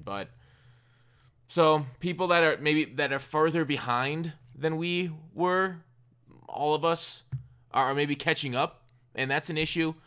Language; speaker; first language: English; native; English